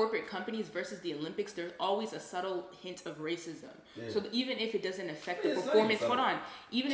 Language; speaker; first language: English; native; English